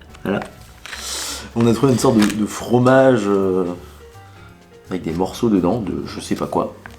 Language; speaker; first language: French; native; French